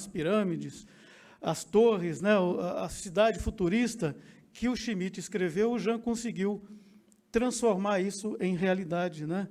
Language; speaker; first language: Portuguese; native; Portuguese